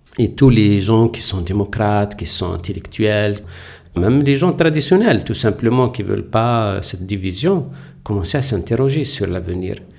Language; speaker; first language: French; non-native, local second language; Kabyle